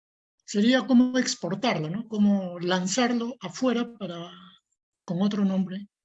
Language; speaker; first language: Spanish; native; Spanish